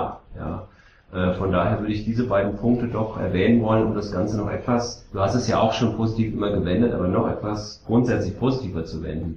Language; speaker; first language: German; native; German